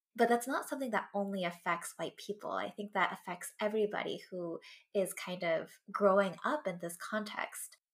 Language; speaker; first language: English; native; English